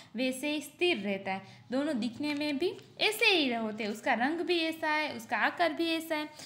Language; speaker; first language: Hindi; non-native, local second language; Gujarati